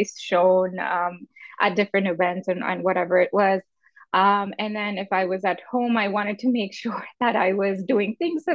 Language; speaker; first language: English; non-native, local second language; Urdu